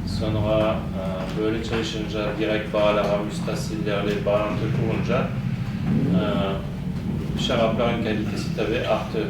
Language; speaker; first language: Turkish; non-native, fluent; French